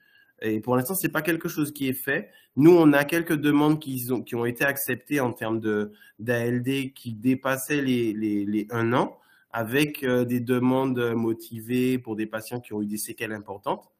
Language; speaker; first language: French; native; French